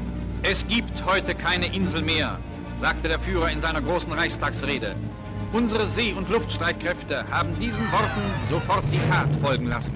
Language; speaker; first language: German; native; German